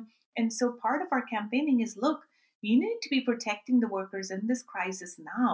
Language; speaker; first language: English; non-native, local second language; Urdu